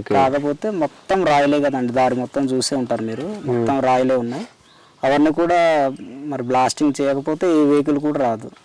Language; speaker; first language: Telugu; non-native, local second language; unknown